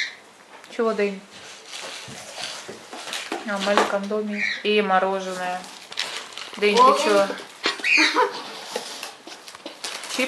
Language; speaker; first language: Russian; native; Russian